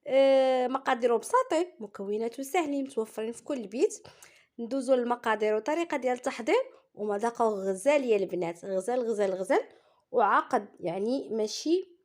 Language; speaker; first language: Arabic; native; Arabic